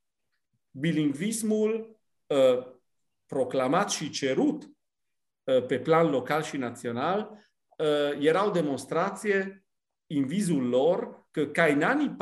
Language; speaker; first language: Romanian; non-native, fluent; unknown